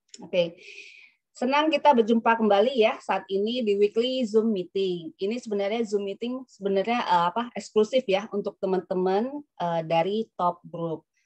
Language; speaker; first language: Indonesian; native; Indonesian